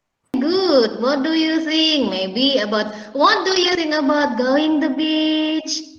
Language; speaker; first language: English; non-native, learner; Indonesian